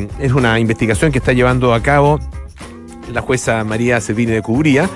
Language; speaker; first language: Spanish; native; Spanish